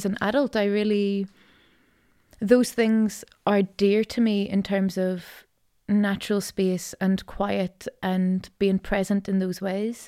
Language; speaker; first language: English; native; English